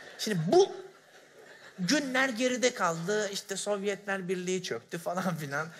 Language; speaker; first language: Turkish; native; Turkish